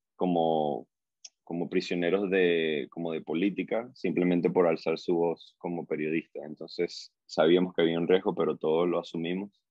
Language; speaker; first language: Spanish; native; Spanish